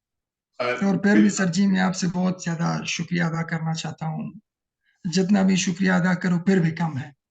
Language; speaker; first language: Hindi; non-native, learner; Pashto